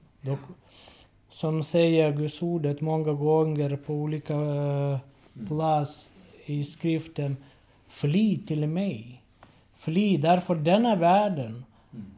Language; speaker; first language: Swedish; non-native, learner; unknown